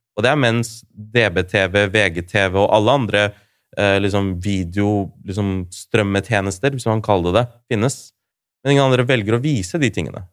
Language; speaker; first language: Norwegian; early bilingual, other home language; Urdu